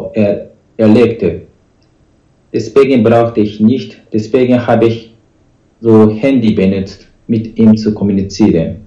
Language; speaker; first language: German; non-native, learner; Japanese